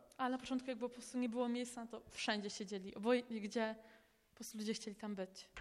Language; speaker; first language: Polish; early bilingual, heritage; Polish